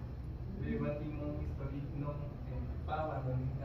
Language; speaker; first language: French; non-native, fluent; Spanish